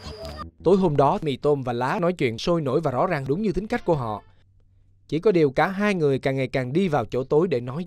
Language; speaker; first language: Vietnamese; native; Vietnamese